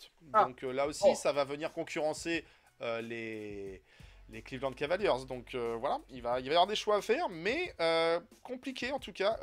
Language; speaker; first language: French; native; French